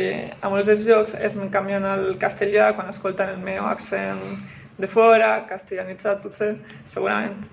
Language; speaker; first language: Catalan; non-native, local second language; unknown